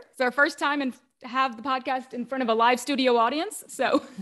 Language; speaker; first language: English; native; English